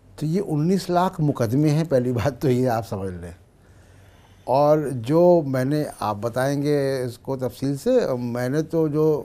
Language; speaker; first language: Hindi; native; Hindi